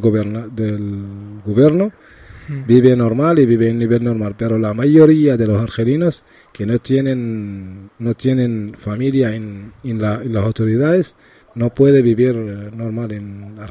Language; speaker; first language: Spanish; non-native, learner; Arabic